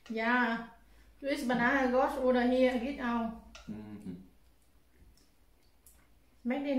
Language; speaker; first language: German; non-native, learner; Vietnamese